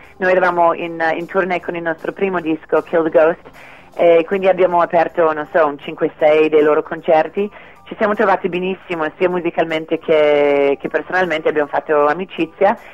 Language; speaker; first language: Italian; non-native, fluent; English